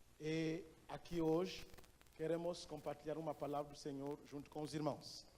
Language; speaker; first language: Portuguese; non-native, fluent; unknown